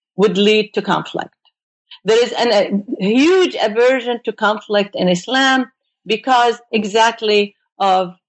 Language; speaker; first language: English; non-native, fluent; Arabic